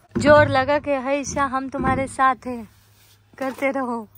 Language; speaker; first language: Hindi; non-native, local second language; Marathi